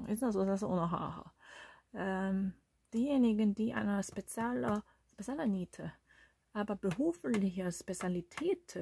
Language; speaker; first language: German; non-native, learner; Korean